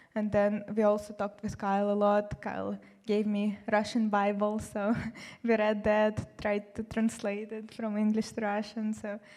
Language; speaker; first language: English; non-native, fluent; Russian